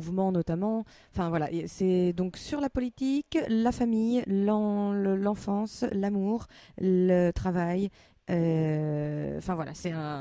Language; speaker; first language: French; native; French